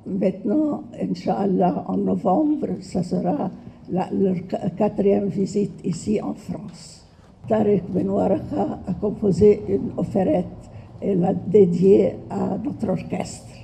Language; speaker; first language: French; non-native, fluent; Arabic